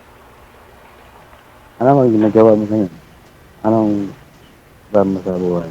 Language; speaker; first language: Filipino; non-native, local second language; Cebuano